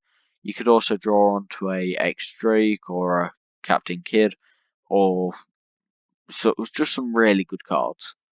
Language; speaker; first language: English; native; English